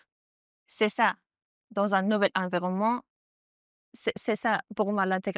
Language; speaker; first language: French; non-native, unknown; Persian